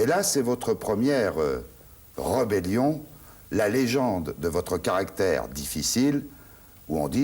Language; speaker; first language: French; native; French